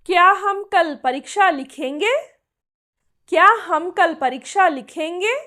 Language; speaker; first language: Hindi; non-native, local second language; Telugu